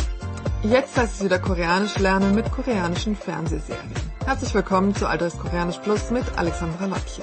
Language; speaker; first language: German; non-native, fluent; Korean